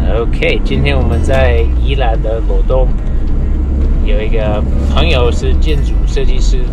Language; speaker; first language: Chinese; non-native, fluent; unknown